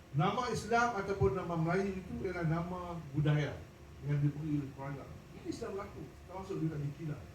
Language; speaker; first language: Malay; native; Malay